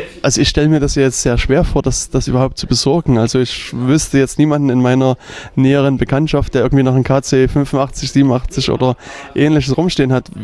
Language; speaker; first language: German; native; German